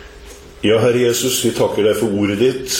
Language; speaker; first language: Norwegian; native; Norwegian